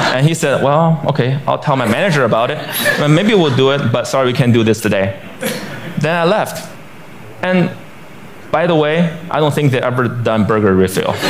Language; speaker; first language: English; non-native, fluent; Chinese